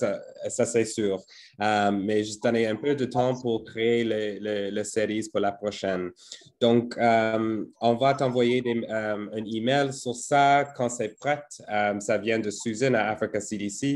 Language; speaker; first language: French; non-native, fluent; English